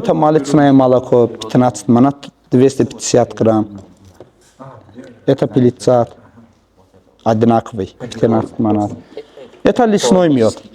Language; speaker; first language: Russian; non-native, local second language; Azerbaijani